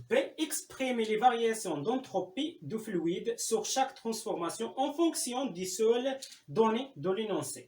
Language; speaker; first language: French; non-native, local second language; Arabic